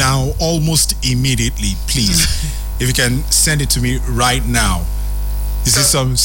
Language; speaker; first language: English; non-native, local second language; Igbo